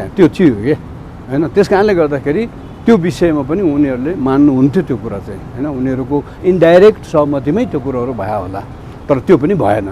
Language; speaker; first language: Nepali; native; Nepali